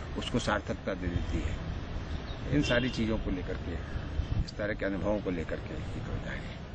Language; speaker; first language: Hindi; native; Hindi